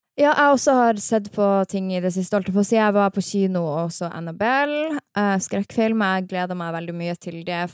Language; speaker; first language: Norwegian; native; Norwegian